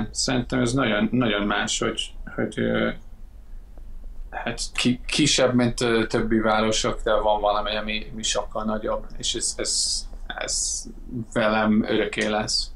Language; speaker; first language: Hungarian; non-native, fluent; English